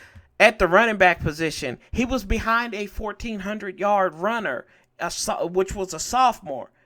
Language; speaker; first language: English; native; English